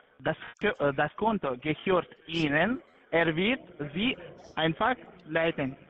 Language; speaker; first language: German; non-native, learner; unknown